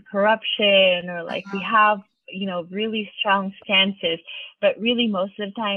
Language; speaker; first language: English; non-native, local second language; Filipino